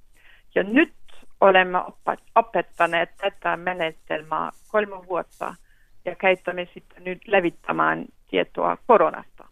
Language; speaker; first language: Finnish; non-native, fluent; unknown